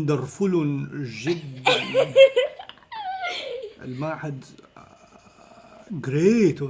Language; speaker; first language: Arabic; non-native, fluent; English